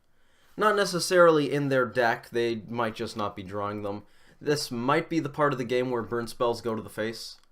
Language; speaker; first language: English; native; English